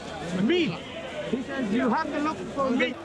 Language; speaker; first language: English; non-native, learner; Arabic